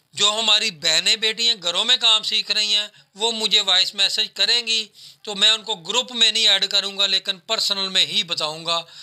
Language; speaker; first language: Urdu; non-native, local second language; Punjabi